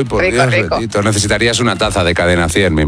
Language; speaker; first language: Spanish; native; Spanish